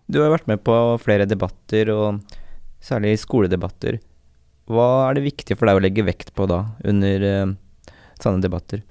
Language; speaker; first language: Norwegian; native; Norwegian